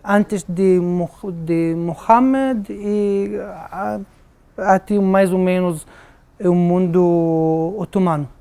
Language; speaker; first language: Portuguese; non-native, learner; Arabic